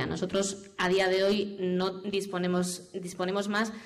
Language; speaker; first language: Spanish; native; Spanish